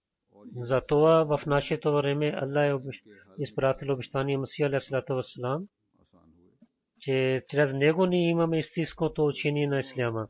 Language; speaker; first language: Bulgarian; non-native, fluent; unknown